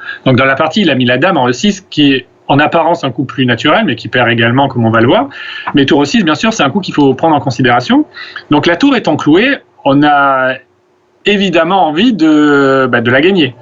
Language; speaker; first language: French; native; French